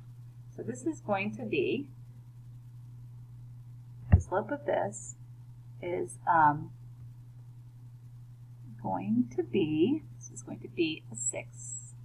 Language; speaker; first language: English; native; English